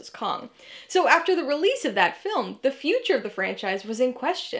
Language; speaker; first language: English; native; English